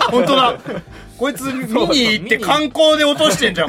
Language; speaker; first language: Japanese; native; Japanese